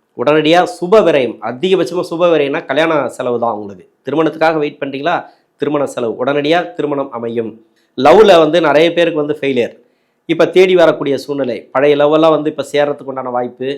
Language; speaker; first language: Tamil; native; Tamil